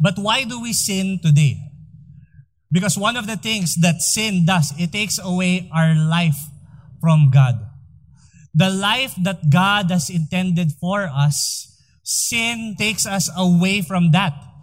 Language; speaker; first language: English; non-native, local second language; Filipino